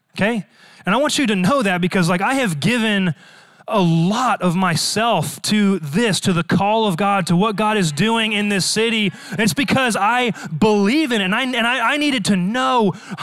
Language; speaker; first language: English; native; English